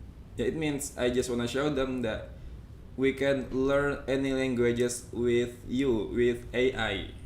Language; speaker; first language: English; non-native, fluent; Indonesian